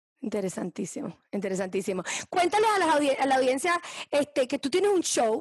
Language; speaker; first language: Spanish; early bilingual, heritage; Spanish